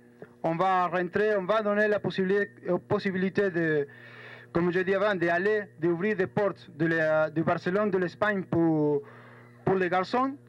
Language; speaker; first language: French; non-native, fluent; Spanish